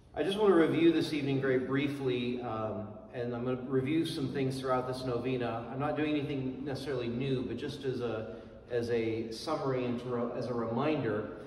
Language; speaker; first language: English; native; English